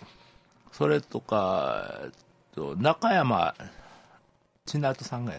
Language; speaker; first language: Japanese; native; Japanese